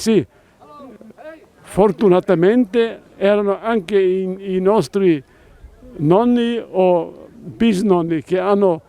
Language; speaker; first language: Italian; non-native, fluent; German